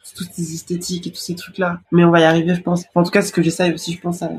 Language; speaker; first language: French; native; French